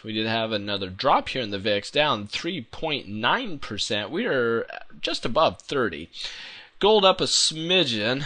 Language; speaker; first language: English; native; English